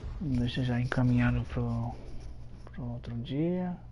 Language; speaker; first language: Portuguese; early bilingual, heritage; Portuguese